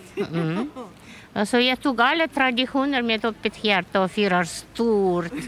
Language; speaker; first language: Swedish; non-native, fluent; Russian